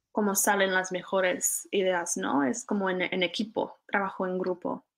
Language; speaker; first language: Spanish; non-native, fluent; Czech